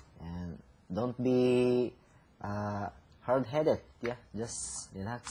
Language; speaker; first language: English; non-native, learner; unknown